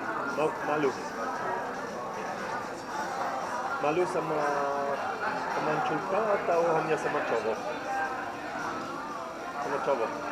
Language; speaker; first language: Indonesian; non-native, fluent; German